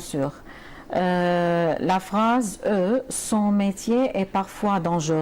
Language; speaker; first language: French; non-native, fluent; Arabic